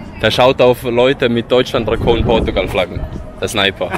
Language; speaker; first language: German; native; German